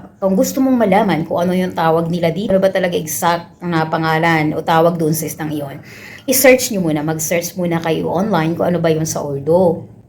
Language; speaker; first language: Filipino; native; Filipino